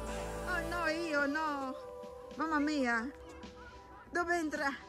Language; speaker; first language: Italian; non-native, fluent; Filipino